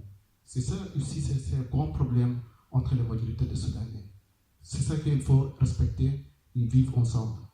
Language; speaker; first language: French; non-native, learner; Arabic